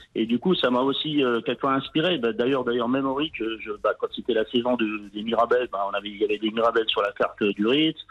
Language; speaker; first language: French; native; French